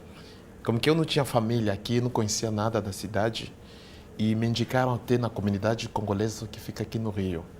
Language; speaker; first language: Portuguese; non-native, fluent; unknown